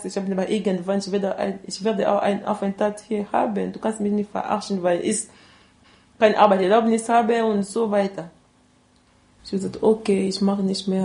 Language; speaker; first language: German; non-native, learner; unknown